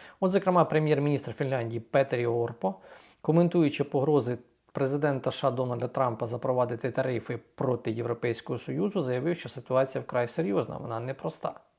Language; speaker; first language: Ukrainian; native; Ukrainian